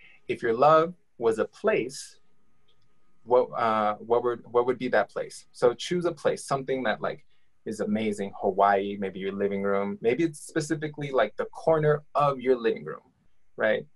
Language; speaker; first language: English; native; English